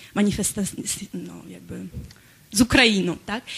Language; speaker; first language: Polish; non-native, fluent; Ukrainian